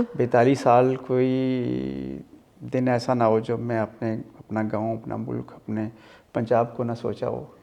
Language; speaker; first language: Urdu; non-native, local second language; Punjabi